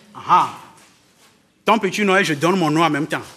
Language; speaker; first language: French; non-native, local second language; Ewe